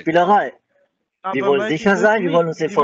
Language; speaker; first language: German; native; German